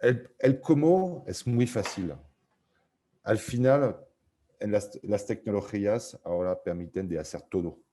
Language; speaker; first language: Spanish; non-native, fluent; French